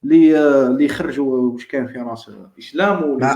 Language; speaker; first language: Arabic; native; Arabic